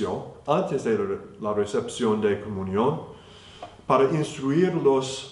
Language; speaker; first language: Spanish; non-native, fluent; English